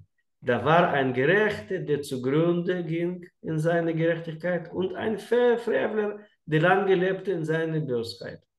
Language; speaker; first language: German; non-native, learner; Russian